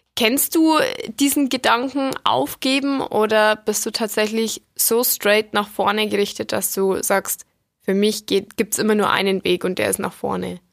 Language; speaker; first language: German; native; German